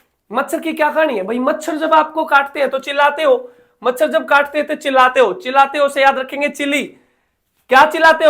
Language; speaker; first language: Hindi; native; Hindi